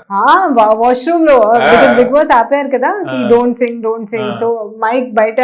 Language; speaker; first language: Telugu; non-native, learner; Hindi